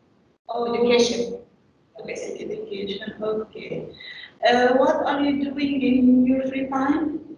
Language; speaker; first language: English; non-native, learner; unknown